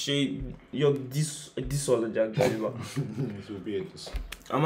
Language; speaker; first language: Turkish; non-native, fluent; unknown